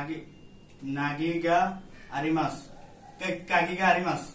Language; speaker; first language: Japanese; non-native, learner; Bangla